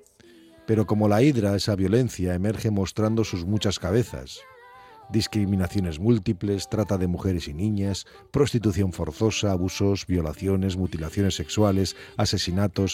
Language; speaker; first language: Spanish; native; Spanish